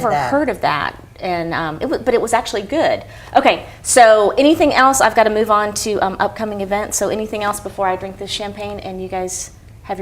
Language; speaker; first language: English; native; English